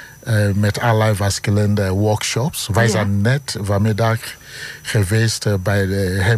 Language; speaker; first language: Dutch; non-native, learner; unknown